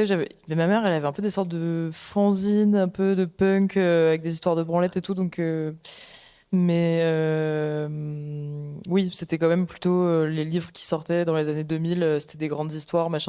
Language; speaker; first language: French; native; French